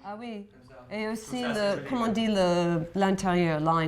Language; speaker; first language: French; non-native, learner; English